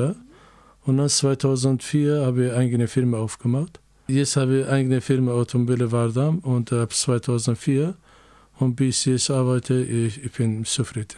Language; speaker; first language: German; non-native, learner; Azerbaijani